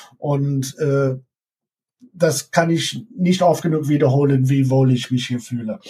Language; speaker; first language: German; non-native, fluent; English